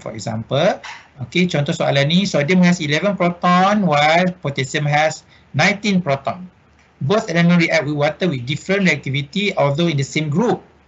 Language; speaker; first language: English; non-native, local second language; Malay